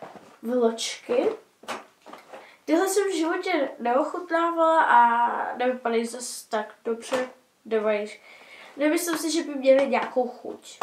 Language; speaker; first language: Czech; early bilingual, heritage; Czech